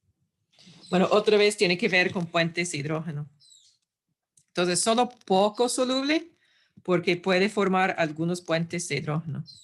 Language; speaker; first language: Spanish; non-native, fluent; English